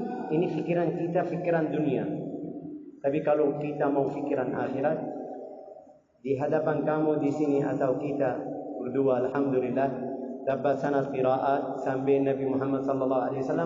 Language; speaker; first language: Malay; non-native, learner; Arabic